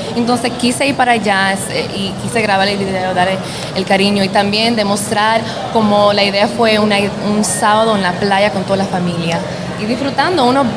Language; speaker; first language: Spanish; early bilingual, heritage; Spanish